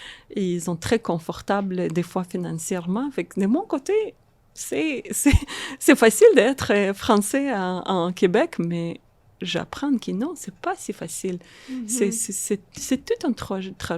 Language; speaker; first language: French; non-native, fluent; Russian